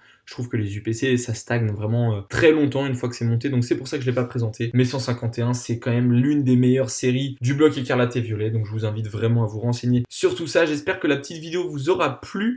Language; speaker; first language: French; native; French